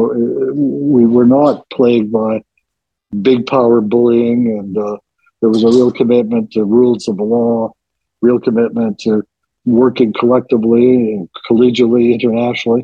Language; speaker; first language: English; native; English